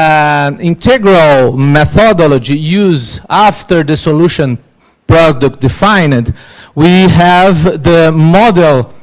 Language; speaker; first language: English; non-native, learner; Portuguese